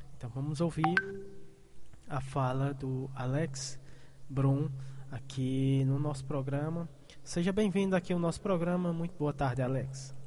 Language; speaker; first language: Portuguese; native; Portuguese